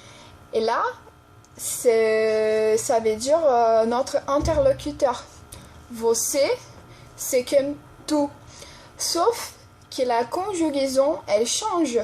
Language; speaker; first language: French; non-native, fluent; Portuguese